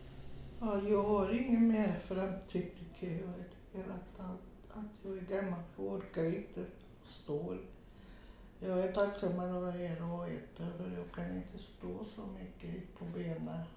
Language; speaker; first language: Swedish; non-native, fluent; Portuguese